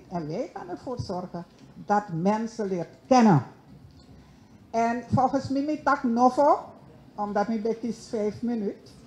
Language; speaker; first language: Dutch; non-native, local second language; Sranan Tongo